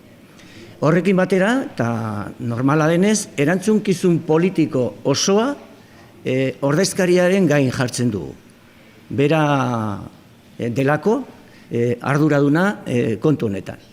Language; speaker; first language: Basque; non-native, local second language; Spanish